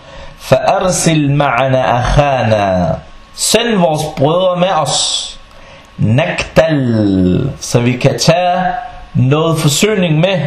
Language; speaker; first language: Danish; non-native, fluent; Arabic